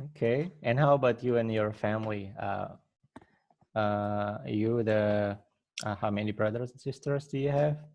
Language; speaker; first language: English; non-native, fluent; Indonesian